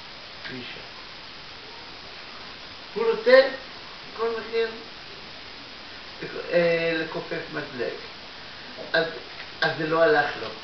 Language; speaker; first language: Hebrew; non-native, fluent; Russian